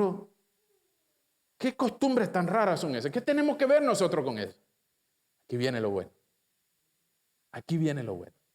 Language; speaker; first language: Spanish; native; Spanish